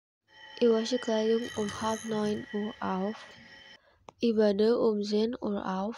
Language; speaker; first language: German; non-native, learner; Indonesian